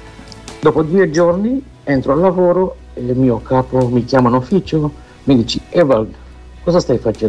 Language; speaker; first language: Italian; non-native, fluent; Romanian